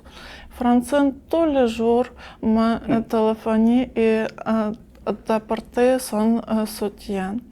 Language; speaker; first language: French; non-native, learner; Ukrainian